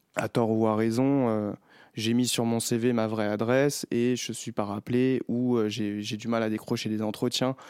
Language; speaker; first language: French; native; French